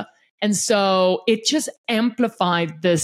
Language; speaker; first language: English; non-native, local second language; Afrikaans